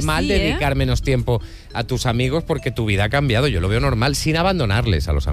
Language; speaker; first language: Spanish; native; Spanish